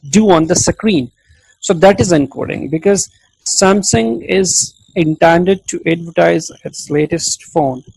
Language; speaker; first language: English; non-native, local second language; Urdu